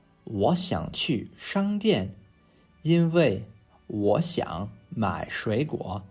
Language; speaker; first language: Chinese; non-native, fluent; English